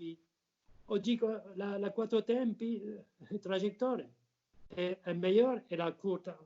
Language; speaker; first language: Italian; non-native, learner; French